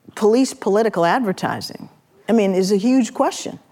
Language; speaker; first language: English; native; English